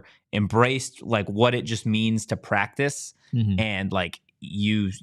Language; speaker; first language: English; native; English